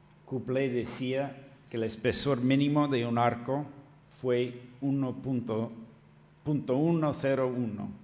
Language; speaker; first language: Spanish; non-native, fluent; English